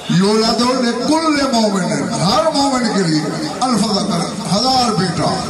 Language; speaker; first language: Urdu; non-native, local second language; Saraiki